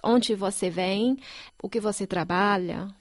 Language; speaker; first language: Portuguese; non-native, fluent; Chinese